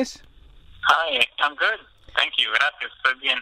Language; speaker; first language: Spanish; early bilingual, other home language; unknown